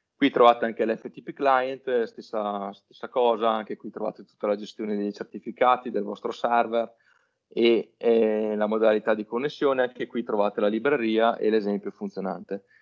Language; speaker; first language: Italian; native; Italian